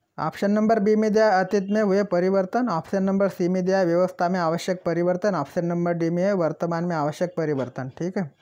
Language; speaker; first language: Hindi; non-native, local second language; Marathi